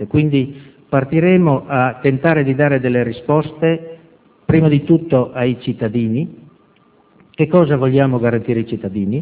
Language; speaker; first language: Italian; native; Italian